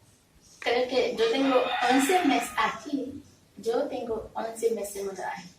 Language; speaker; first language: Spanish; non-native, learner; Haitian Creole